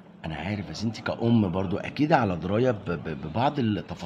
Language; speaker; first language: Arabic; native; Arabic